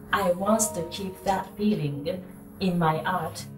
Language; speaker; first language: English; non-native, fluent; Japanese